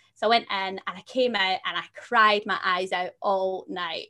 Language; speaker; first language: English; native; English